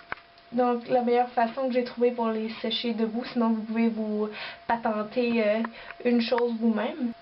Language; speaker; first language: French; native; French